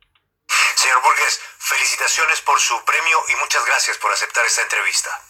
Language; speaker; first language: Spanish; native; Spanish